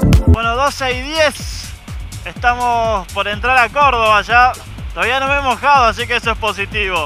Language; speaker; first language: Spanish; native; Spanish